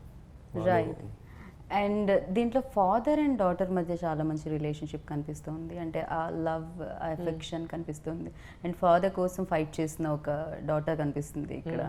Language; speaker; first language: Telugu; native; Telugu